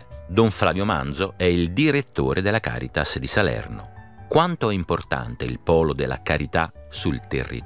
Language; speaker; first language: Italian; native; Italian